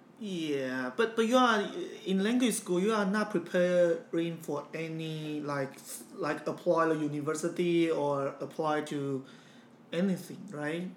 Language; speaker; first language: English; non-native, fluent; Chinese